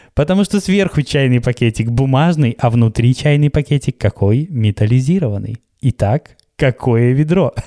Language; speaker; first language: Russian; native; Russian